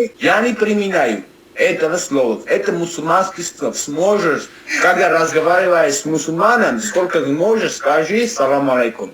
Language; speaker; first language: Russian; non-native, learner; Armenian